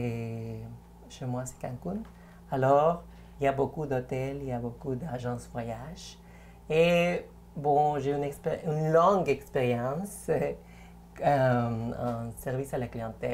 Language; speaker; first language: French; non-native, fluent; Spanish